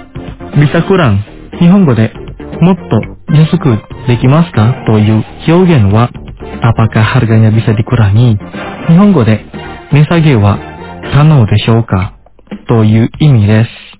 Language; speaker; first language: Japanese; non-native, fluent; Indonesian